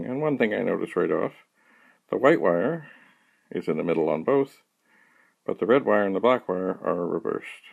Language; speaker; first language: English; native; English